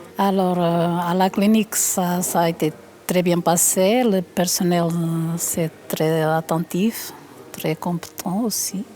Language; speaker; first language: French; non-native, fluent; Portuguese